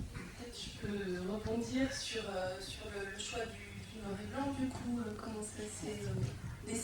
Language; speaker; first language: French; native; French